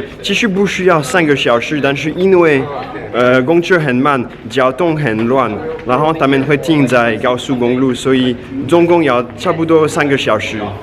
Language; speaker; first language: Chinese; non-native, fluent; French